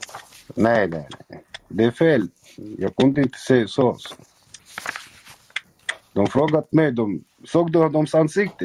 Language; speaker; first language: Swedish; non-native, local second language; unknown